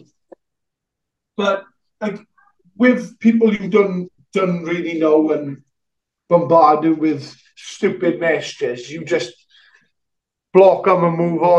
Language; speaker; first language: English; native; English